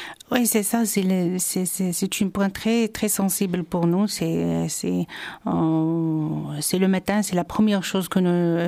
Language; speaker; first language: French; non-native, local second language; Arabic